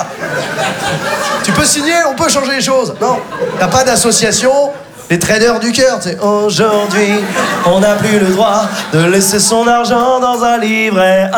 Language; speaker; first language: French; native; French